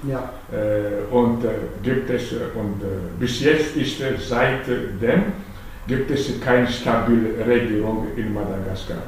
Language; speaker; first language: German; non-native, fluent; Malagasy